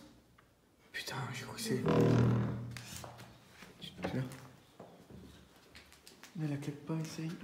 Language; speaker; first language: French; native; French